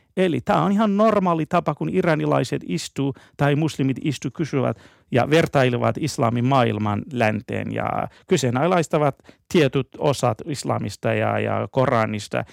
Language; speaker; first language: Finnish; non-native, fluent; Persian